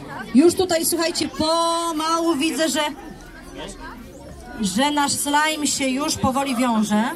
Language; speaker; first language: Polish; native; Polish